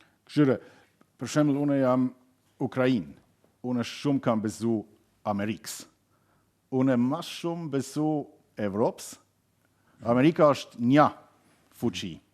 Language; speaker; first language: Albanian; non-native, learner; German